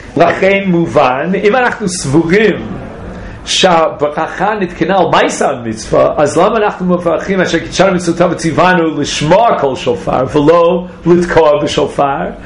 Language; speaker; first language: Hebrew; non-native, fluent; English